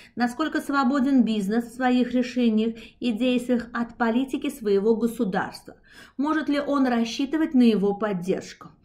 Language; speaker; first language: Russian; non-native, local second language; Uzbek